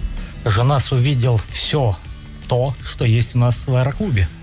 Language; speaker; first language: Russian; native; Russian